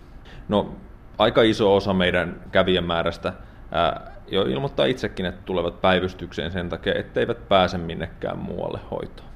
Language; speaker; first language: Finnish; native; Finnish